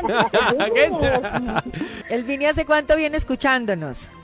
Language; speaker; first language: Spanish; native; Spanish